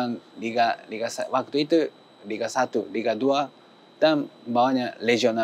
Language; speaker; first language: Indonesian; non-native, learner; Japanese